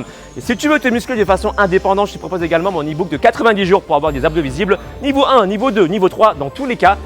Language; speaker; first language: French; native; French